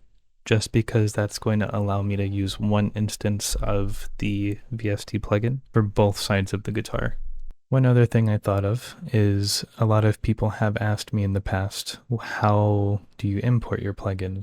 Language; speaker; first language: English; native; English